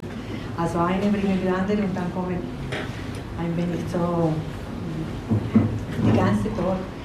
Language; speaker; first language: German; non-native, learner; Spanish